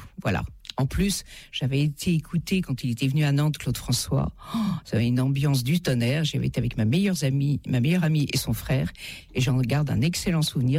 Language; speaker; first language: French; native; French